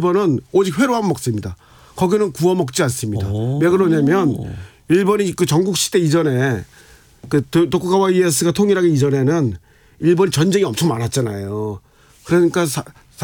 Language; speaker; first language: Korean; native; Korean